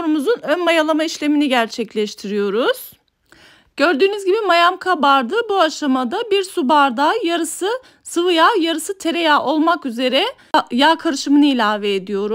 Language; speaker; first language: Turkish; native; Turkish